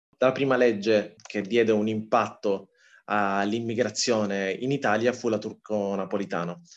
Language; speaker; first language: Italian; early bilingual, other home language; Tigrinya